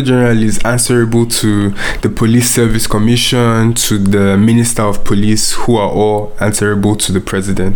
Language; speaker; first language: English; non-native, local second language; Yoruba